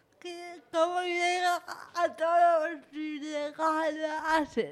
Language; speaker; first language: Spanish; non-native, learner; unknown